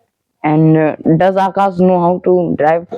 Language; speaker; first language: English; non-native, learner; Hindi